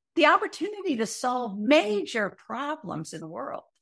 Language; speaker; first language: English; native; English